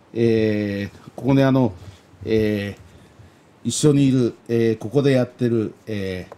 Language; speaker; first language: Japanese; native; Japanese